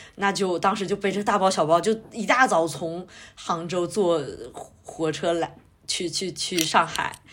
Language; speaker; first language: Chinese; native; Chinese